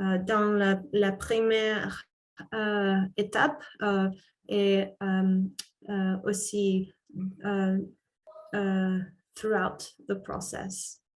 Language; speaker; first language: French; non-native, fluent; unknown